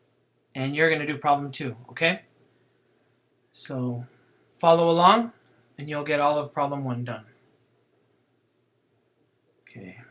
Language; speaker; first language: English; native; English